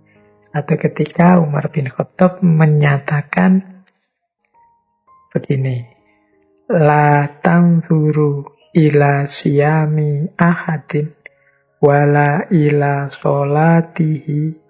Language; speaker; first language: Indonesian; native; Indonesian